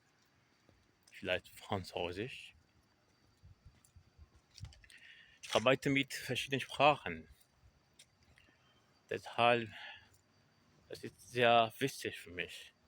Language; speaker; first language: German; non-native, learner; Portuguese